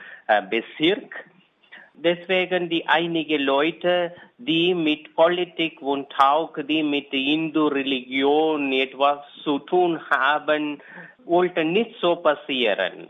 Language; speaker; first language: German; non-native, learner; Tamil